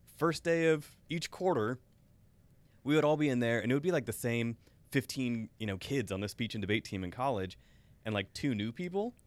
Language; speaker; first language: English; native; English